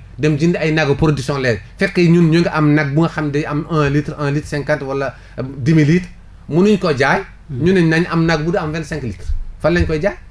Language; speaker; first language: Wolof; non-native, local second language; Fula